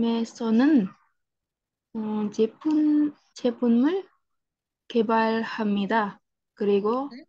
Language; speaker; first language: Korean; non-native, learner; Indonesian